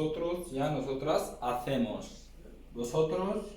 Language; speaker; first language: Spanish; non-native, learner; Urdu